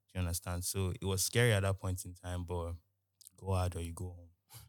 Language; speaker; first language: English; non-native, local second language; Yoruba